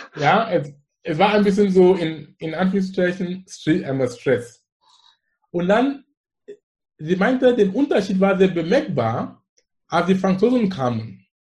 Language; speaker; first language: German; non-native, fluent; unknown